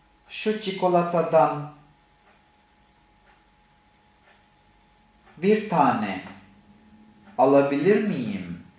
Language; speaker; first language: Turkish; non-native, fluent; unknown